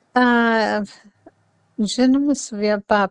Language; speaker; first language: French; non-native, learner; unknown